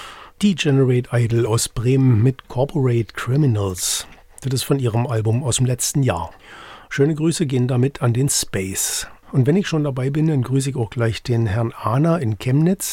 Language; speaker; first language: German; native; German